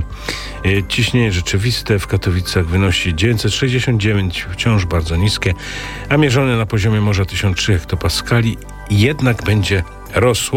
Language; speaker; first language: Polish; native; Polish